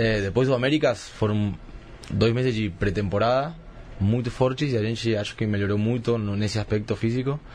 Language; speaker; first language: Portuguese; early bilingual, heritage; Spanish